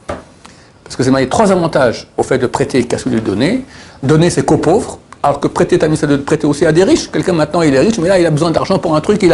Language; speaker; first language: French; native; French